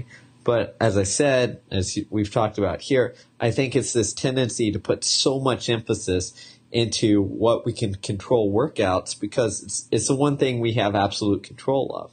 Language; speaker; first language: English; native; English